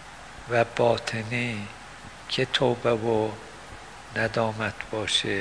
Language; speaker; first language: Persian; native; Persian